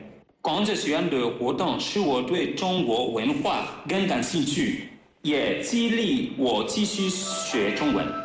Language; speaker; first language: Chinese; non-native, learner; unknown